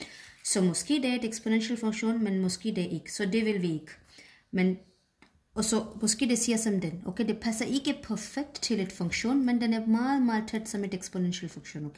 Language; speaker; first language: Danish; non-native, fluent; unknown